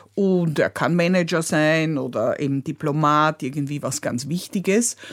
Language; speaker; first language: German; native; German